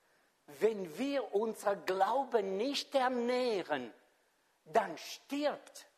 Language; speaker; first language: German; non-native, fluent; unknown